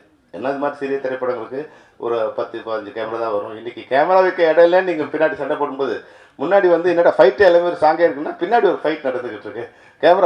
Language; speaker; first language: Tamil; native; Tamil